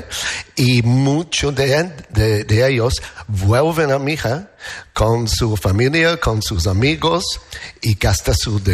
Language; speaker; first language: Spanish; non-native, learner; English